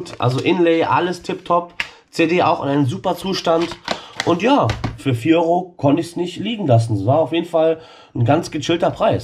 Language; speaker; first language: German; native; German